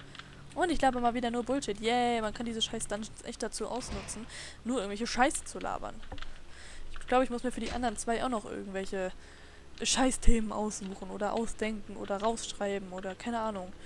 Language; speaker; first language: German; native; German